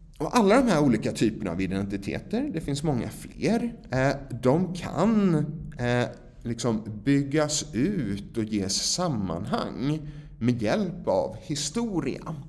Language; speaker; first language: Swedish; native; Swedish